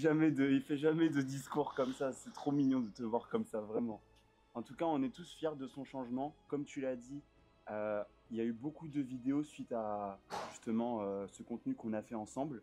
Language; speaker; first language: French; native; French